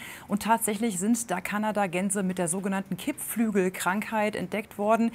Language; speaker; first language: German; native; German